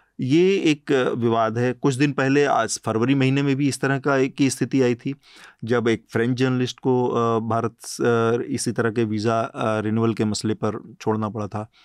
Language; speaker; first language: Hindi; native; Hindi